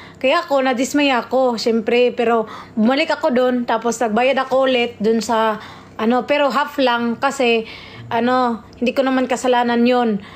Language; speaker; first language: Filipino; non-native, local second language; Cebuano